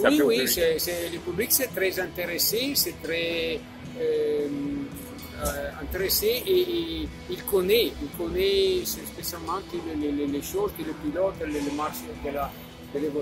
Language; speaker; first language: French; non-native, learner; Italian